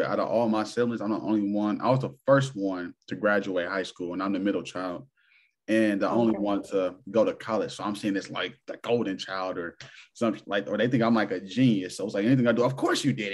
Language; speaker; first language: English; native; English